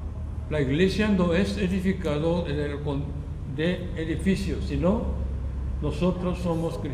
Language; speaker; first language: Spanish; non-native, fluent; Korean